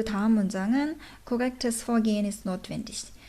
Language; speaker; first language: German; non-native, fluent; Korean